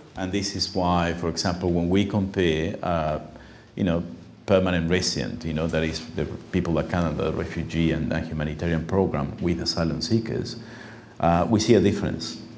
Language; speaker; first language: English; non-native, fluent; Spanish